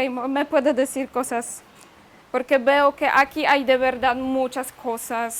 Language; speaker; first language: Spanish; non-native, fluent; Polish